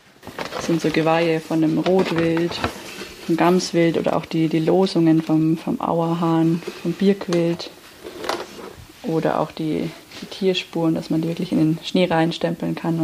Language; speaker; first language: German; native; German